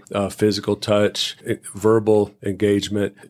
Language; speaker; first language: English; native; English